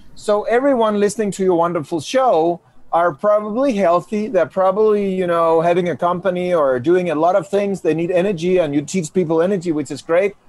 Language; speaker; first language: English; non-native, fluent; Danish